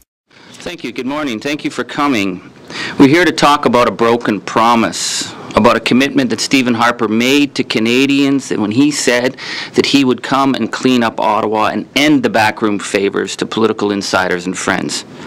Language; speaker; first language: English; native; English